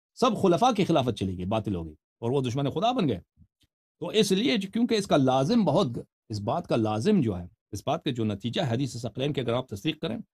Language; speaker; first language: Urdu; non-native, fluent; Persian